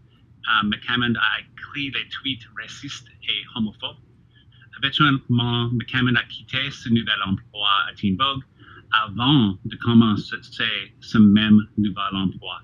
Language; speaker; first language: French; non-native, fluent; English